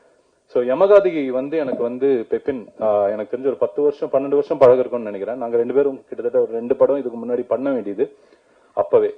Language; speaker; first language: Tamil; native; Tamil